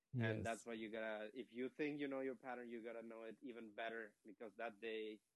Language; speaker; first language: English; non-native, fluent; Spanish